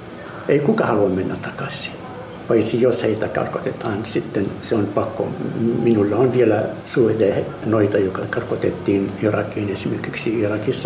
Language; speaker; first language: Finnish; non-native, fluent; Arabic